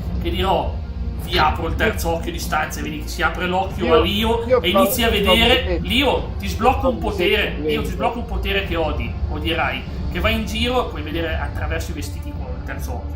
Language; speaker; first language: Italian; native; Italian